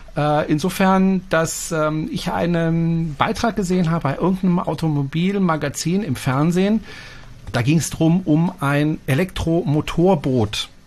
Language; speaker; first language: German; non-native, fluent; French